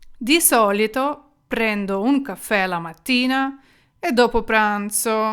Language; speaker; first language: Italian; non-native, fluent; Ukrainian